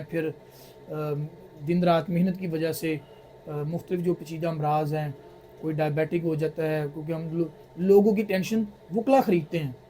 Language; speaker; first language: Urdu; native; Urdu